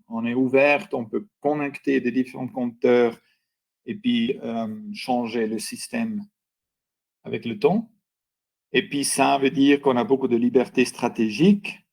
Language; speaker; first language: French; non-native, local second language; German